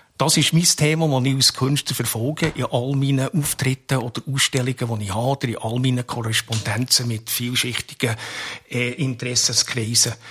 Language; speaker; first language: German; native; German